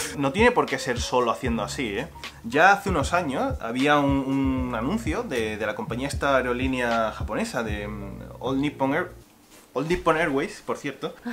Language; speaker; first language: Spanish; native; Spanish